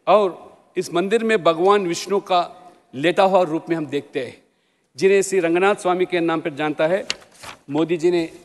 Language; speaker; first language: Hindi; non-native, local second language; Telugu